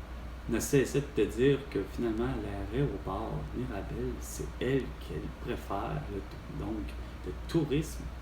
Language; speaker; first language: French; native; French